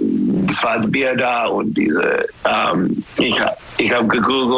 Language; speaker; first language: German; non-native, learner; English